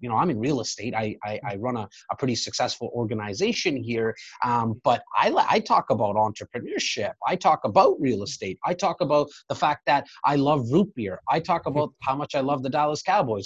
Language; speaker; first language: English; native; English